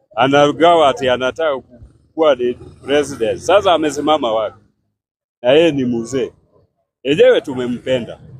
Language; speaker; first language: Swahili; non-native, local second language; Luo (Kenya and Tanzania)